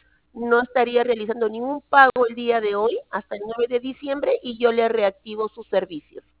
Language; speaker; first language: Spanish; native; Spanish